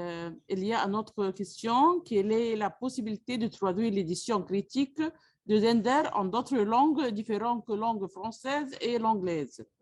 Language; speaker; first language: French; non-native, fluent; Arabic